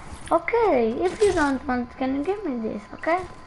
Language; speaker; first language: English; non-native, learner; Hebrew